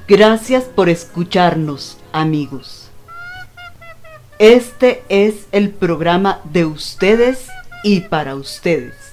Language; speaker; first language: Spanish; native; Spanish